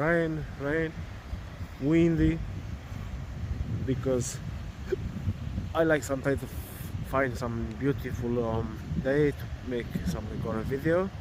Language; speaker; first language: English; non-native, learner; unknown